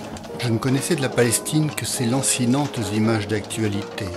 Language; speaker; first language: French; native; French